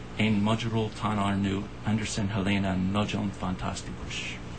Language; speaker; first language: Hungarian; non-native, learner; English